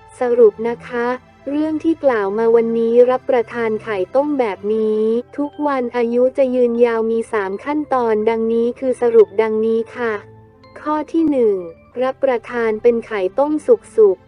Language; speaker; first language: Thai; native; Thai